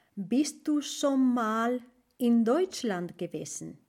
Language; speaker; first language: German; non-native, fluent; Spanish